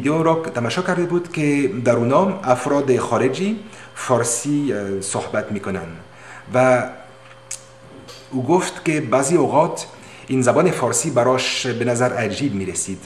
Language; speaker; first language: Persian; non-native, learner; French